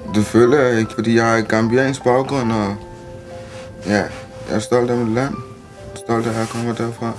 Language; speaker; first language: Danish; early bilingual, other home language; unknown